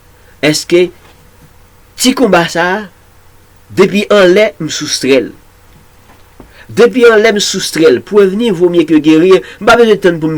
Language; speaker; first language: French; non-native, local second language; Haitian Creole